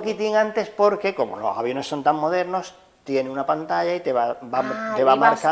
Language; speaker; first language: Spanish; native; Spanish